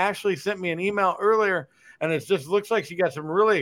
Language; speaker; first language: English; native; English